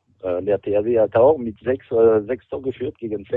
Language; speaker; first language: German; non-native, fluent; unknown